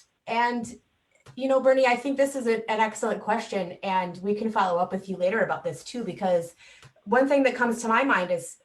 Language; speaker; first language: English; native; English